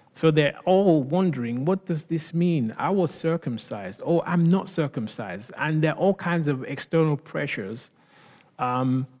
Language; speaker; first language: English; non-native, local second language; Yoruba